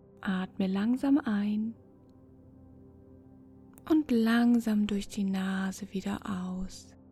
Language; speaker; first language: German; native; German